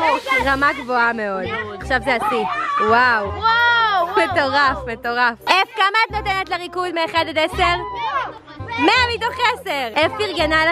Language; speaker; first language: Hebrew; native; Hebrew